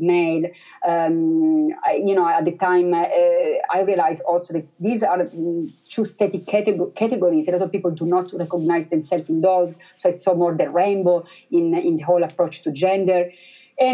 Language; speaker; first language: English; non-native, fluent; Italian